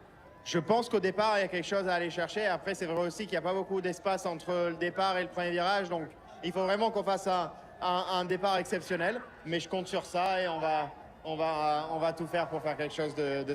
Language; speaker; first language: French; native; French